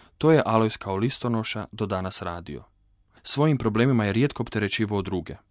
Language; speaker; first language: Croatian; native; Croatian